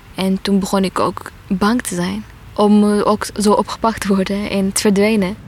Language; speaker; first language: Dutch; non-native, fluent; Tigrinya